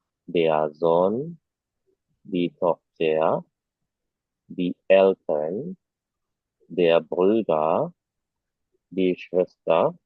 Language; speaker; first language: German; non-native, fluent; Indonesian